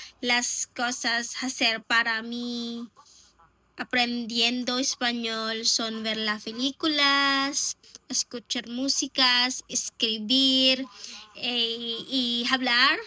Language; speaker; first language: Spanish; non-native, learner; Filipino